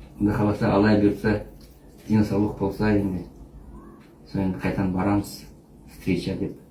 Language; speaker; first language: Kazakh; non-native, local second language; Russian